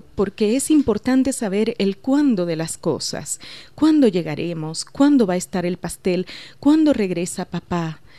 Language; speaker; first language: Spanish; native; Spanish